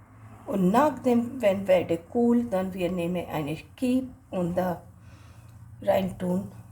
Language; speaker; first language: German; non-native, learner; Hindi